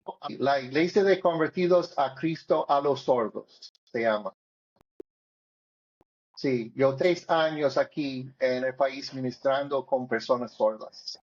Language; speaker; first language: Spanish; non-native, learner; English